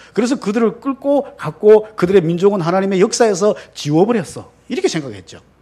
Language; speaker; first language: Korean; native; Korean